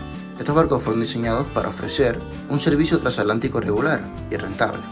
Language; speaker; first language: Spanish; native; Spanish